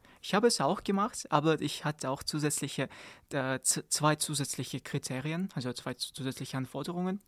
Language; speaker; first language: German; non-native, learner; Kazakh